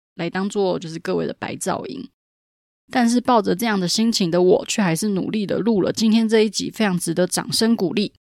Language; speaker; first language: Chinese; native; Chinese